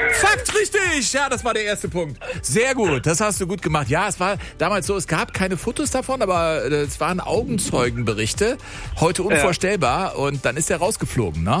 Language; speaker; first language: German; native; German